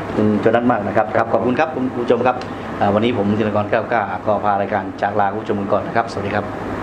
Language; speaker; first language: Thai; native; Thai